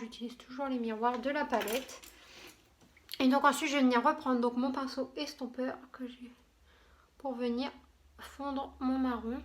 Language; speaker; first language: French; native; French